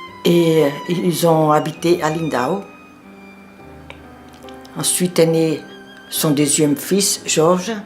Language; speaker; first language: French; non-native, fluent; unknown